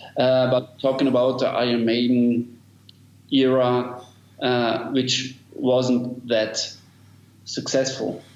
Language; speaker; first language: English; non-native, fluent; German